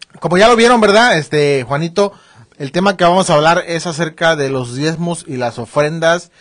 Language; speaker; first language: Spanish; native; Spanish